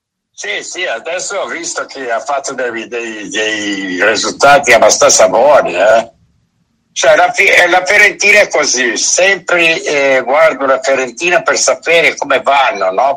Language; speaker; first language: Italian; non-native, fluent; Portuguese